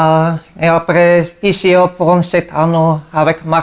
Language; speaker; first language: French; non-native, learner; Bulgarian